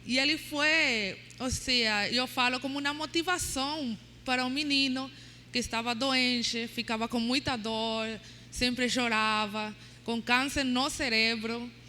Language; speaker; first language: Portuguese; non-native, learner; Spanish